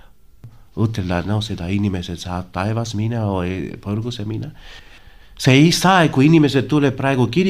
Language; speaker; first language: Estonian; non-native, learner; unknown